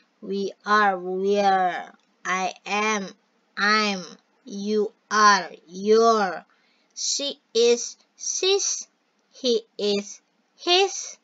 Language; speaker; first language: English; non-native, fluent; Indonesian